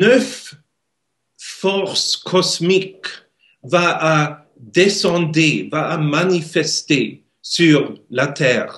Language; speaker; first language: French; non-native, learner; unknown